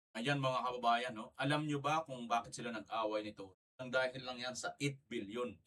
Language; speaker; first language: Filipino; non-native, local second language; Waray